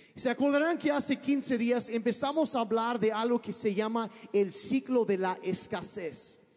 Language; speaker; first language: Spanish; early bilingual, other home language; English